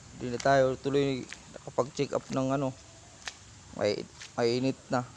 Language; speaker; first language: Filipino; non-native, local second language; Cebuano